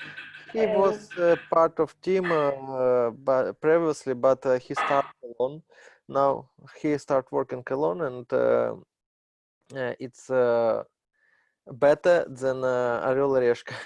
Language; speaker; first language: English; non-native, learner; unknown